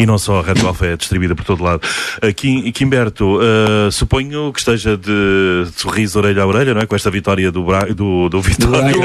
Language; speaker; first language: Portuguese; native; Portuguese